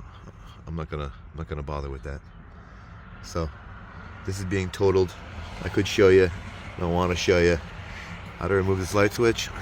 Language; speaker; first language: English; native; English